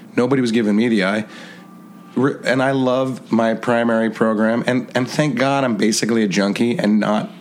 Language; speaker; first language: English; native; English